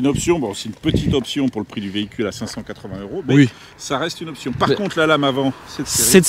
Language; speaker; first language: French; native; French